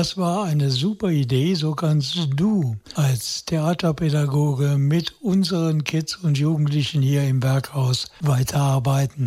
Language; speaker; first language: German; native; German